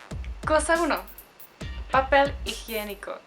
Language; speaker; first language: Spanish; non-native, fluent; Czech